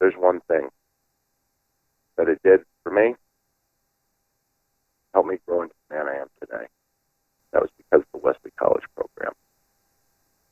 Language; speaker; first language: English; native; English